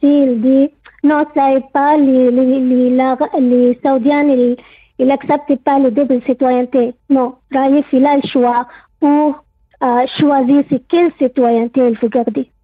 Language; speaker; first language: French; non-native, learner; Arabic